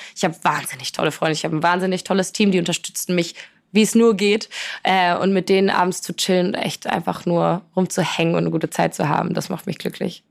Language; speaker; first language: German; early bilingual, other home language; Polish